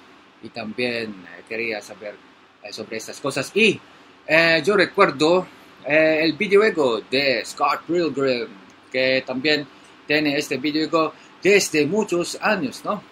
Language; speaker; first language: Spanish; non-native, learner; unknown